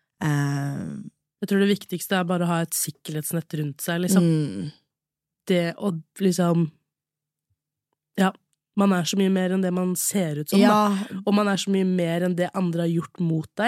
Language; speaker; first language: Norwegian; native; Norwegian